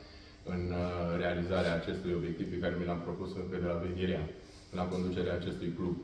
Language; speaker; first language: Romanian; native; Romanian